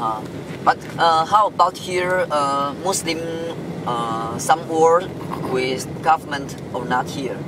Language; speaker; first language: English; non-native, learner; Chinese